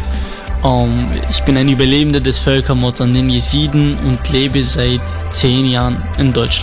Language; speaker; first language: German; non-native, fluent; Kurdish